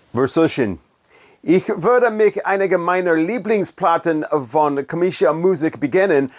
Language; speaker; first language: German; non-native, learner; English